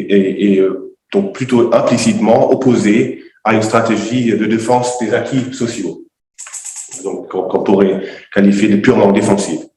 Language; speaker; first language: French; native; French